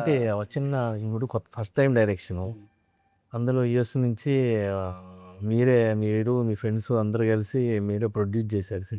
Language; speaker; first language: Telugu; native; Telugu